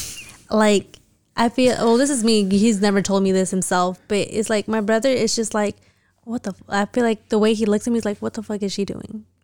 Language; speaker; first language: English; early bilingual, other home language; Spanish